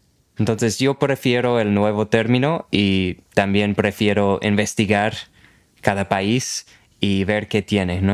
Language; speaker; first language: Spanish; non-native, fluent; English